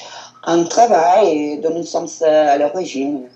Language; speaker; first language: French; non-native, learner; Italian